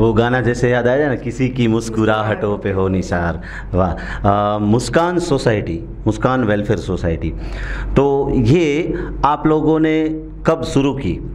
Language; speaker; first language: Hindi; non-native, local second language; Gujarati